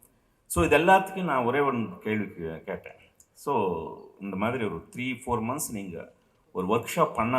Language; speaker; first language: Tamil; non-native, local second language; Telugu